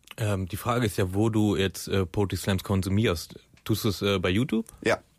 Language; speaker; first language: German; early bilingual, other home language; Persian